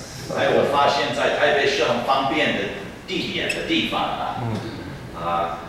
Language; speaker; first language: Chinese; non-native, fluent; English